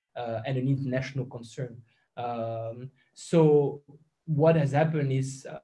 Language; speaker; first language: English; non-native, fluent; French